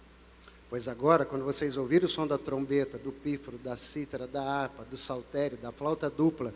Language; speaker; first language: Portuguese; native; Portuguese